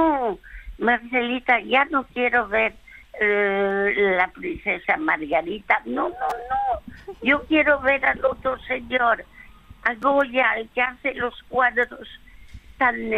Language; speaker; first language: Spanish; early bilingual, other home language; French